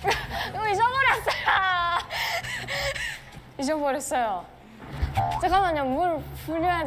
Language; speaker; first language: Korean; non-native, fluent; Japanese